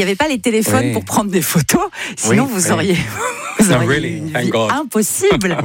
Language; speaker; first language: French; native; French